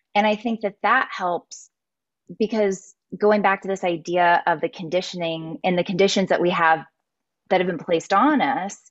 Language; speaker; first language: English; native; English